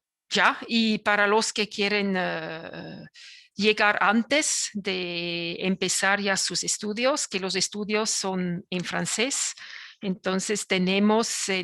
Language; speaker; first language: Spanish; non-native, fluent; French